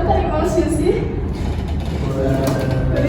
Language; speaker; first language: English; non-native, learner; Indonesian